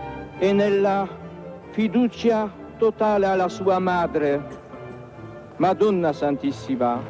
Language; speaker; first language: Italian; non-native, fluent; Polish